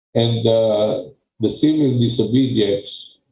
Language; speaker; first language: English; non-native, local second language; Filipino